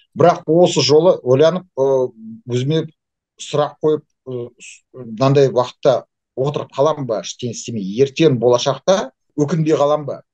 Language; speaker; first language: Kazakh; non-native, local second language; Russian